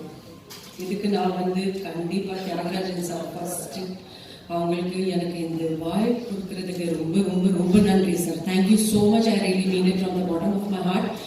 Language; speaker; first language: Tamil; non-native, fluent; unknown